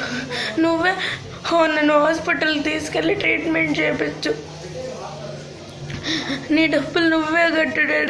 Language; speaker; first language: Telugu; native; Telugu